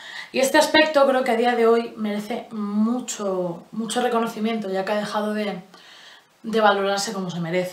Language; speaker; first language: Spanish; native; Spanish